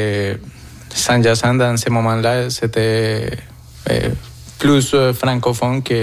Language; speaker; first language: French; non-native, fluent; Spanish